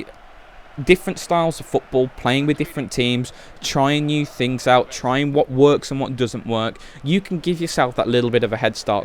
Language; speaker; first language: English; native; English